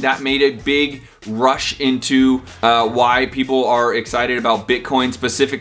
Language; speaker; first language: English; native; English